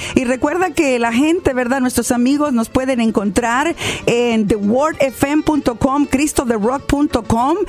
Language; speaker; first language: Spanish; native; Spanish